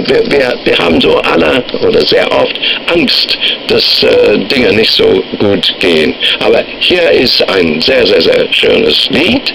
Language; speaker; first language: German; non-native, fluent; English